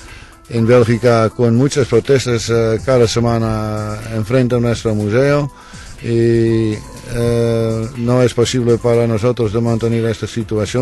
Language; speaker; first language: Spanish; non-native, learner; Dutch